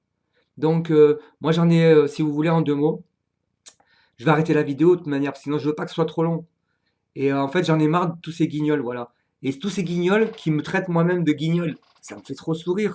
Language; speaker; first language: French; native; French